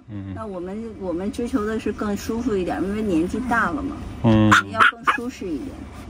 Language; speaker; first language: Chinese; native; Chinese